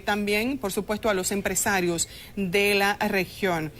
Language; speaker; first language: Spanish; native; Spanish